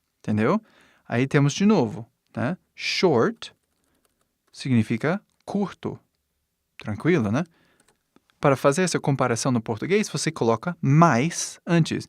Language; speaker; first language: Portuguese; non-native, fluent; English